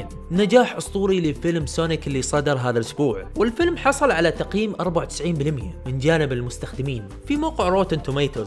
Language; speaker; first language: Arabic; native; Arabic